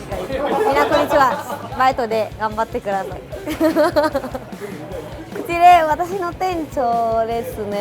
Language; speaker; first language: Japanese; non-native, learner; Vietnamese